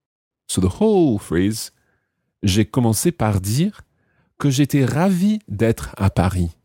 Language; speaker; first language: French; non-native, fluent; English